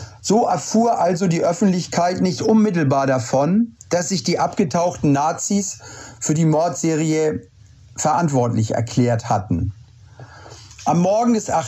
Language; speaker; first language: German; native; German